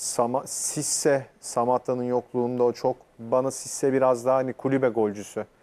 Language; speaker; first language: Turkish; native; Turkish